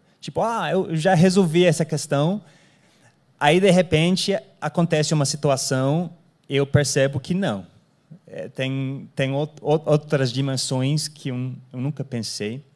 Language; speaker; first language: Portuguese; non-native, fluent; English